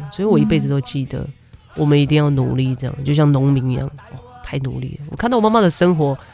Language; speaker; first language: Chinese; non-native, local second language; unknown